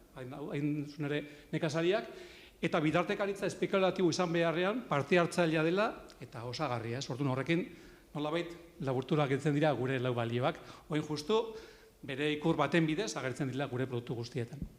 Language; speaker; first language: Basque; native; Basque